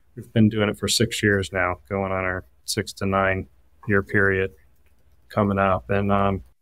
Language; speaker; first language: English; native; English